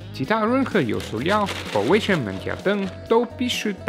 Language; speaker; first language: Chinese; native; Chinese